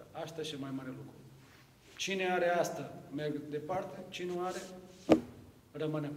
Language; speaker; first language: Romanian; non-native, learner; Portuguese